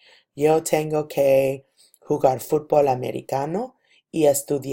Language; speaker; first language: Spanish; non-native, fluent; English